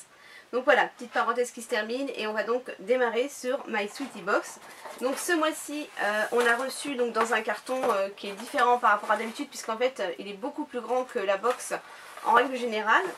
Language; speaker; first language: French; native; French